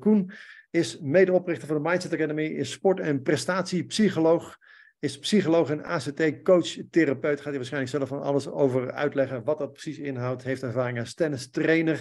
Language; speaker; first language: Dutch; native; Dutch